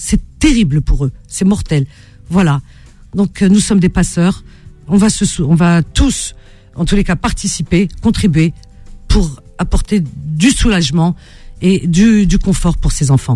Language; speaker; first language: French; native; French